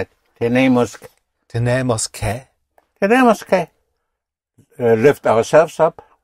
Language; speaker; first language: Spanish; non-native, fluent; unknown